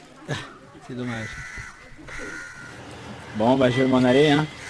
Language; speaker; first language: French; native; French